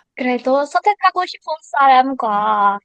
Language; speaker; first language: Korean; non-native, learner; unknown